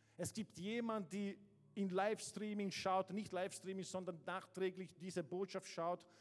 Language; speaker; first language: German; non-native, fluent; Italian